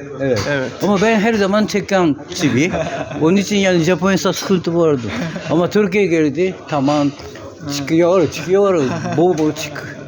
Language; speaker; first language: Turkish; non-native, learner; Japanese